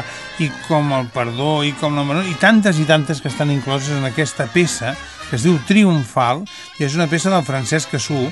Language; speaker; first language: Catalan; native; Catalan